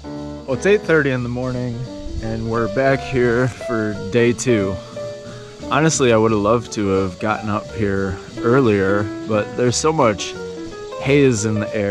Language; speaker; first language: English; native; English